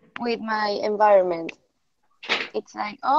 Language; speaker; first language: English; non-native, learner; Spanish